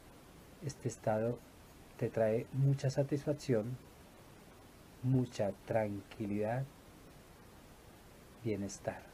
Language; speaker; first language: Spanish; native; Spanish